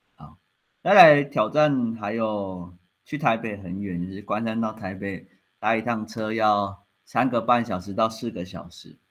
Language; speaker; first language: Chinese; native; Chinese